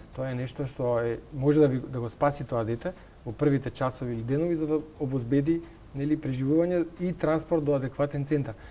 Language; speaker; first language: Macedonian; native; Macedonian